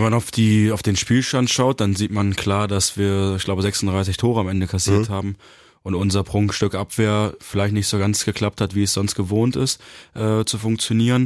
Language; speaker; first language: German; early bilingual, other home language; Turkish